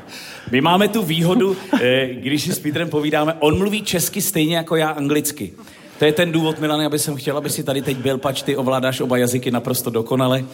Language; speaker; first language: Czech; native; Czech